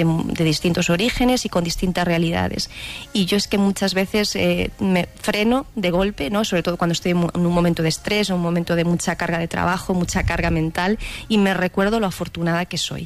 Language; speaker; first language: Spanish; native; Spanish